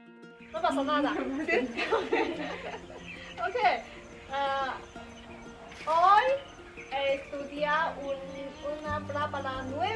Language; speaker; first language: Spanish; non-native, learner; Chinese